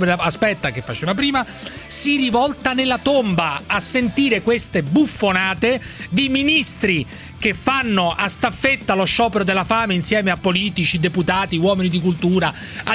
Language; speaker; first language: Italian; native; Italian